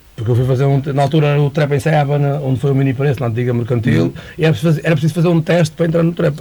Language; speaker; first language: Portuguese; native; Portuguese